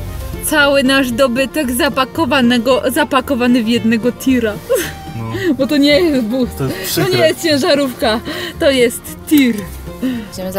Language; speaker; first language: Polish; native; Polish